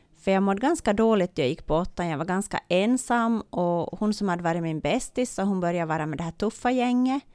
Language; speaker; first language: Swedish; native; Swedish